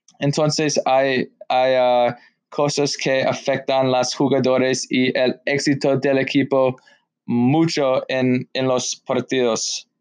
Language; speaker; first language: Spanish; non-native, learner; English